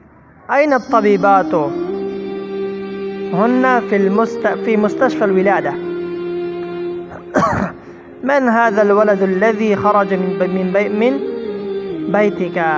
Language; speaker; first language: Arabic; non-native, fluent; Persian